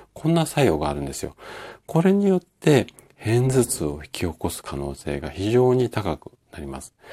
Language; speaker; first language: Japanese; native; Japanese